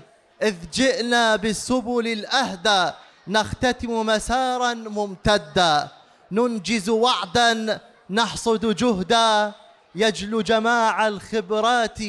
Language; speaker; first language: Arabic; native; Arabic